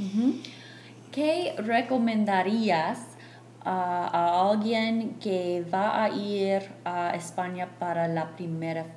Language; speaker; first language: Spanish; non-native, fluent; English